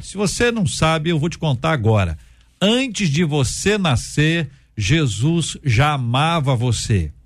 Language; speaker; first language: Portuguese; native; Portuguese